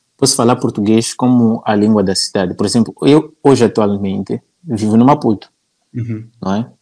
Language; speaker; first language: Portuguese; native; Portuguese